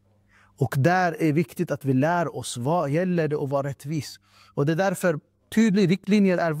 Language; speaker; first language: Swedish; non-native, fluent; Urdu